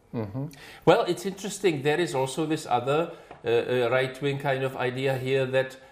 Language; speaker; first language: English; non-native, fluent; Czech